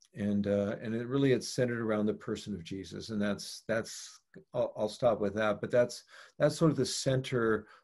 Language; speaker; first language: English; native; English